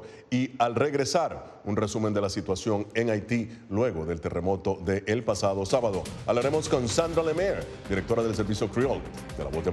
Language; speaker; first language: Spanish; native; Spanish